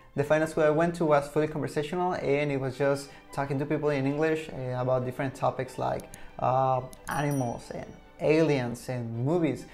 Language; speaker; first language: English; non-native, fluent; Spanish